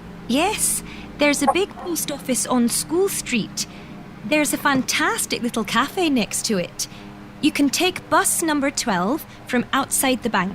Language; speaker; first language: English; non-native, learner; Spanish